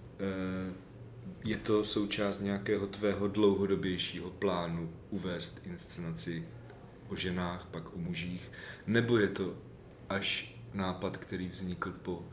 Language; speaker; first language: Czech; native; Czech